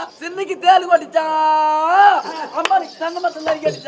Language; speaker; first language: Tamil; native; Tamil